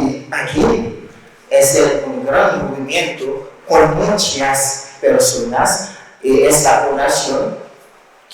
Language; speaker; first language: Spanish; non-native, learner; Haitian Creole